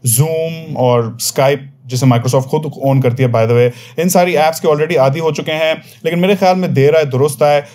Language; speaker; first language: Urdu; native; Urdu